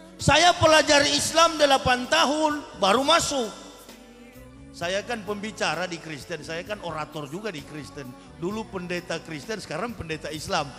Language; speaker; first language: Indonesian; native; Indonesian